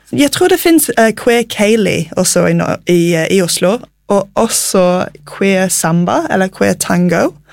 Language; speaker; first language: Norwegian; non-native, fluent; English